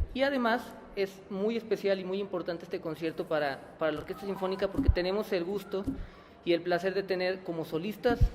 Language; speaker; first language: Spanish; native; Spanish